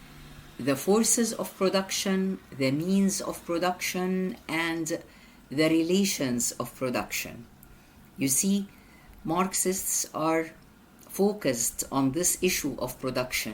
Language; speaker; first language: English; non-native, fluent; Arabic